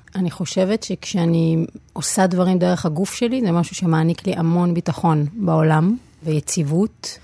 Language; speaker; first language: Hebrew; native; Hebrew